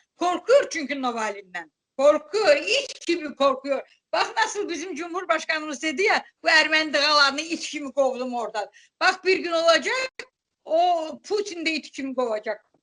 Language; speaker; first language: Turkish; non-native, fluent; Azerbaijani